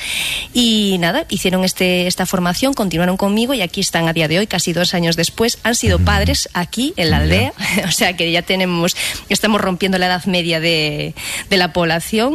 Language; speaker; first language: Spanish; native; Spanish